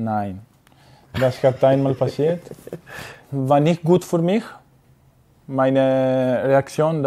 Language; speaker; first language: German; non-native, learner; Greek